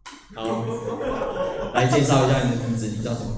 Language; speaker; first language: Chinese; native; Chinese